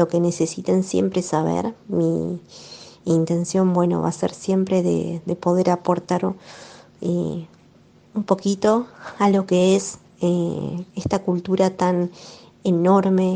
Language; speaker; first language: Spanish; native; Spanish